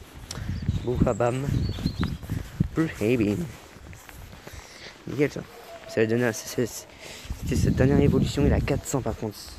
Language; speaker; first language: French; native; French